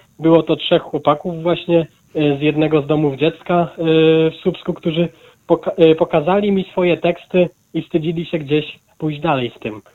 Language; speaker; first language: Polish; native; Polish